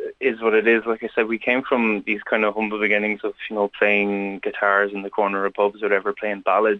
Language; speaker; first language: English; native; English